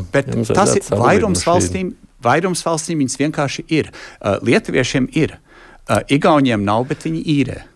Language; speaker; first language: Latvian; early bilingual, heritage; Latvian